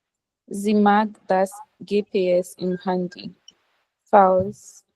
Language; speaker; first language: German; non-native, learner; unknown